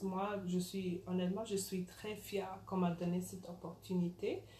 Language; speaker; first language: French; early bilingual, other home language; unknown